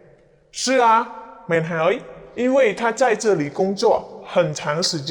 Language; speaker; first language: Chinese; non-native, fluent; Khmer